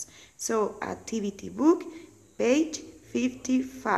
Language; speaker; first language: English; non-native, learner; Spanish